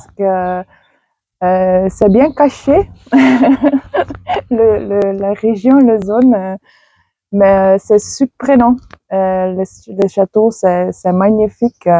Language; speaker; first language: French; non-native, fluent; Dutch